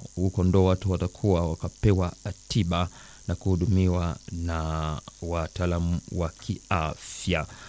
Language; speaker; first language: Swahili; non-native, local second language; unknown